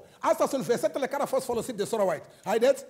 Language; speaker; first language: Romanian; non-native, learner; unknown